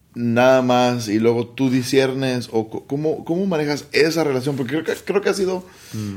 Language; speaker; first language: Spanish; native; Spanish